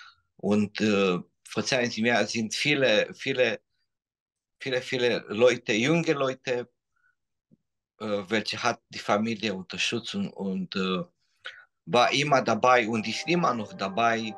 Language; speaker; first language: German; non-native, learner; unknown